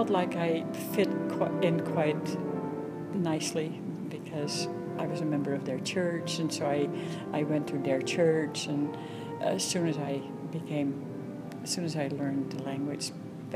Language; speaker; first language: English; non-native, fluent; Dutch